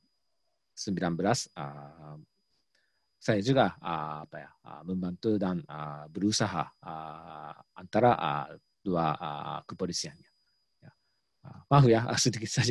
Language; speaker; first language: Indonesian; non-native, fluent; Japanese